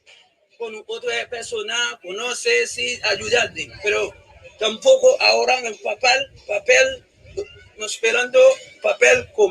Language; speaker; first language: Spanish; non-native, learner; Haitian Creole